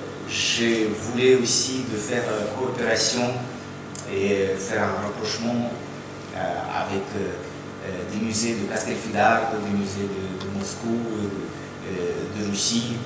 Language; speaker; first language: French; non-native, fluent; Russian